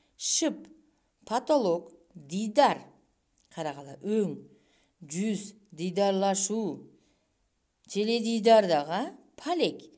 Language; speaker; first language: Kyrgyz; non-native, local second language; Uzbek